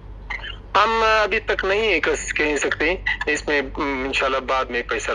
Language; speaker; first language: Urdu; non-native, learner; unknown